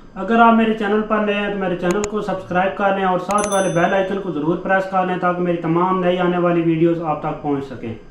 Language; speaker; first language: Hindi; non-native, local second language; Punjabi